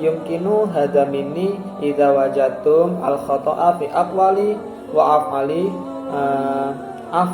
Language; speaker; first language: Arabic; non-native, learner; Indonesian